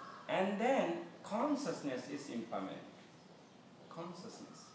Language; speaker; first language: English; non-native, fluent; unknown